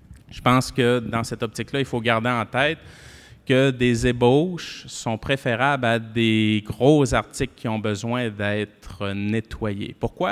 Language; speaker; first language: French; native; French